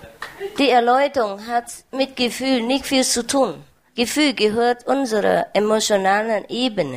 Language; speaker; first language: German; non-native, learner; Vietnamese